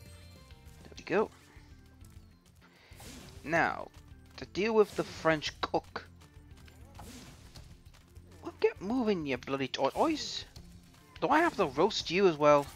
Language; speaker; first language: English; native; English